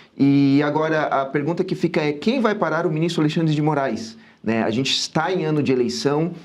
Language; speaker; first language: Portuguese; native; Portuguese